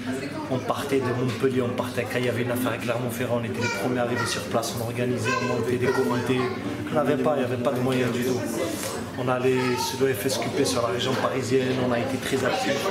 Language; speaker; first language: French; native; French